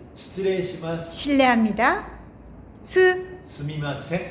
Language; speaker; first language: Korean; non-native, fluent; Japanese